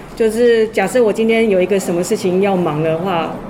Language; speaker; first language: Chinese; native; Chinese